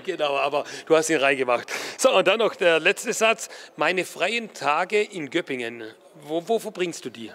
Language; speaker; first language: German; native; German